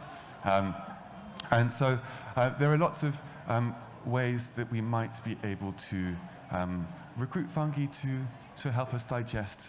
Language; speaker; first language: English; native; English